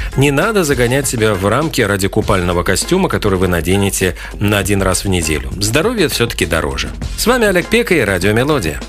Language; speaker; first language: Russian; native; Russian